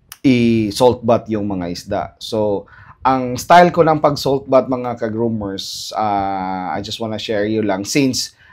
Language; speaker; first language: Filipino; non-native, local second language; Cebuano